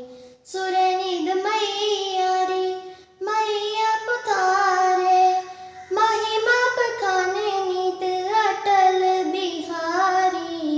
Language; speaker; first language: Hindi; non-native, local second language; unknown